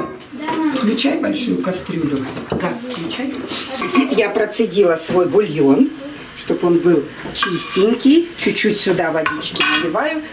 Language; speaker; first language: Russian; native; Russian